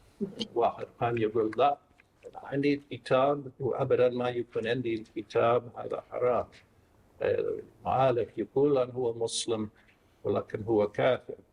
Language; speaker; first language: Arabic; non-native, fluent; English